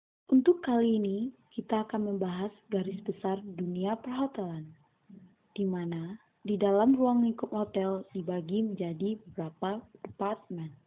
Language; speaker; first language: Indonesian; native; Indonesian